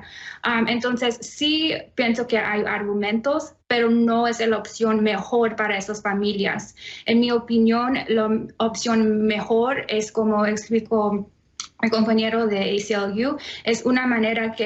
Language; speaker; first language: Spanish; early bilingual, heritage; Spanish